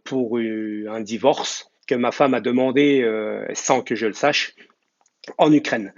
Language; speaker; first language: French; native; French